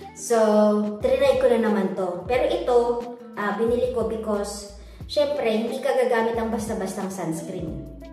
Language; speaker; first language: Filipino; native; Filipino